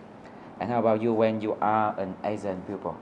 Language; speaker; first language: English; non-native, learner; Vietnamese